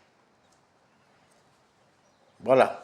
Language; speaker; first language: French; non-native, local second language; Arabic